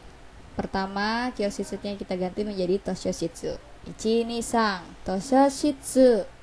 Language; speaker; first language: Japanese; non-native, learner; Indonesian